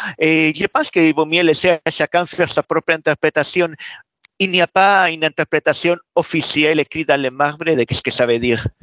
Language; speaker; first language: French; non-native, fluent; Spanish